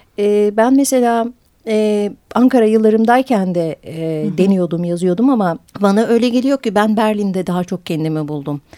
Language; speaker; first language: Turkish; early bilingual, heritage; Turkish